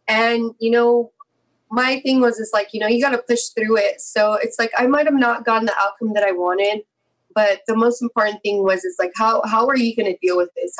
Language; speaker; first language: English; native; English